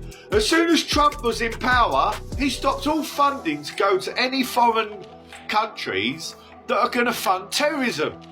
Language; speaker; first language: English; native; English